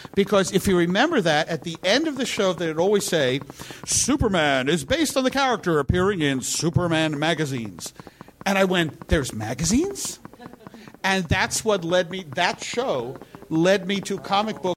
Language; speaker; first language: English; native; English